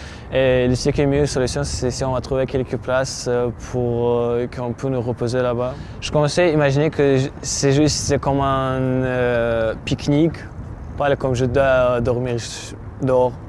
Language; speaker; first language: French; non-native, learner; Tajik